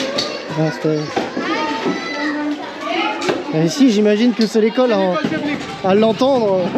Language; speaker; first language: French; native; French